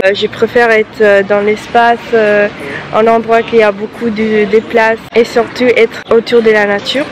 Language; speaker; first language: French; non-native, fluent; English